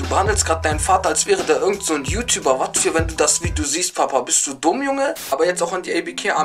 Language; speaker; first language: German; native; German